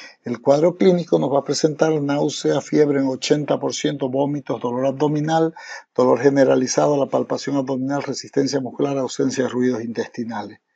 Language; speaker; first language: Spanish; native; Spanish